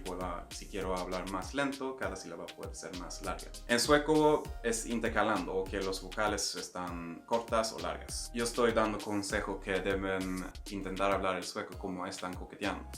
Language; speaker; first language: Spanish; non-native, fluent; Swedish